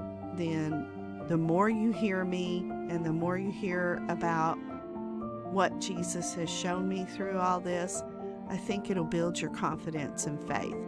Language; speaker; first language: English; native; English